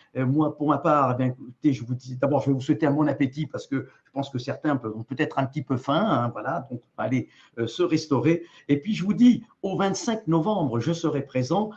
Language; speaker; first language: French; native; French